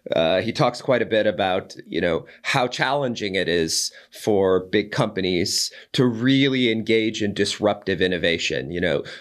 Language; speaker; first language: English; native; English